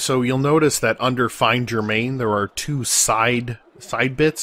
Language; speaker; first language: English; native; English